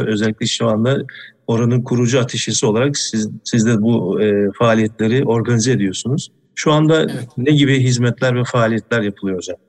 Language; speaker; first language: Turkish; native; Turkish